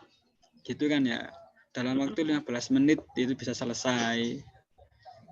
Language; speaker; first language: Indonesian; native; Indonesian